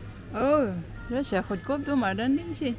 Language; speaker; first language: Dutch; non-native, learner; Filipino